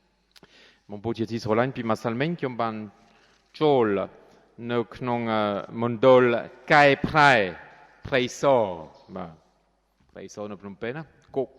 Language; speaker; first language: Khmer; non-native, fluent; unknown